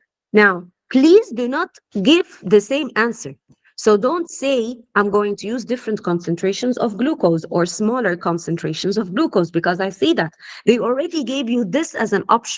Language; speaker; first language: English; non-native, fluent; Arabic